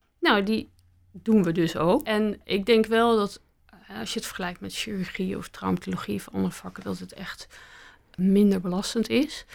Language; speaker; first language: Dutch; native; Dutch